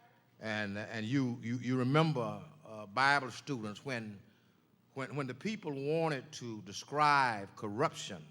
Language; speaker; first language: English; native; English